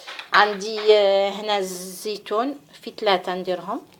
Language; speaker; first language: Arabic; native; Arabic